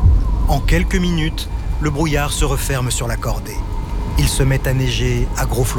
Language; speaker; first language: French; native; French